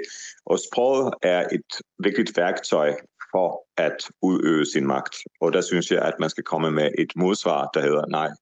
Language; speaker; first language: Danish; non-native, fluent; Hebrew